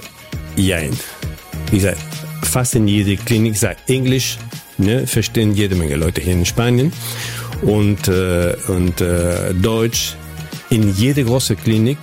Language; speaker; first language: German; non-native, fluent; Spanish